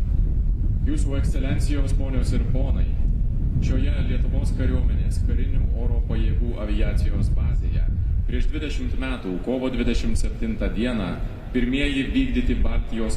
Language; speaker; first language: Lithuanian; native; Lithuanian